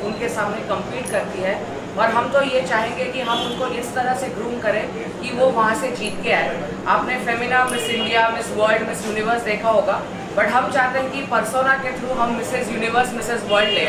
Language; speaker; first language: Hindi; native; Hindi